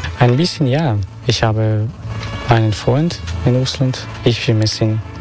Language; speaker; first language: German; non-native, fluent; Russian